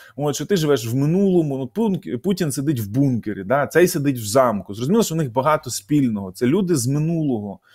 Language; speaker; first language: Ukrainian; native; Ukrainian